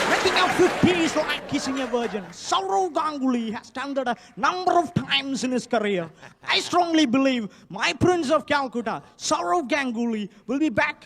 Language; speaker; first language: English; non-native, local second language; Tamil